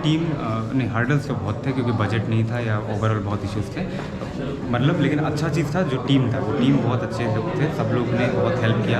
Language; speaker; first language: Hindi; non-native, local second language; Assamese